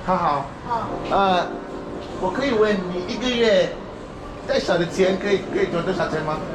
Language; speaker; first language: Chinese; non-native, learner; English